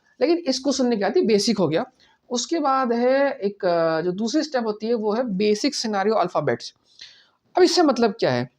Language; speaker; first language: Hindi; native; Hindi